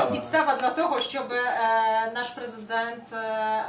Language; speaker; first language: Ukrainian; non-native, fluent; Polish